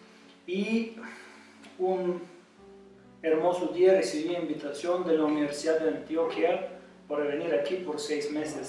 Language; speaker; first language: Spanish; non-native, fluent; Bulgarian